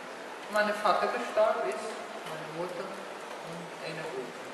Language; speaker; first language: German; early bilingual, heritage; German